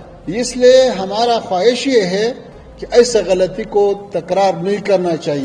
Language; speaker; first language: Hindi; non-native, fluent; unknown